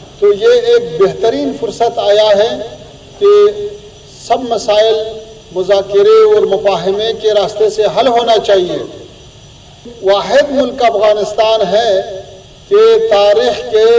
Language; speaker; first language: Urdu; non-native, fluent; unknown